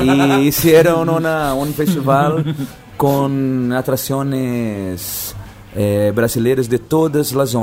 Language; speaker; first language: Spanish; non-native, fluent; Portuguese